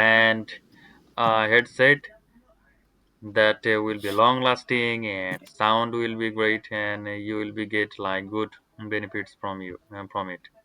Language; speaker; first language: English; non-native, learner; Bangla